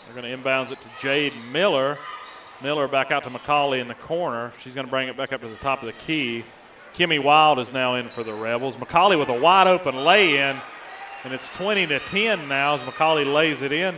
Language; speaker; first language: English; native; English